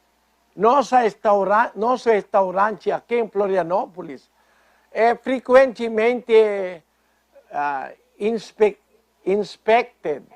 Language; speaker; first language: Portuguese; non-native, fluent; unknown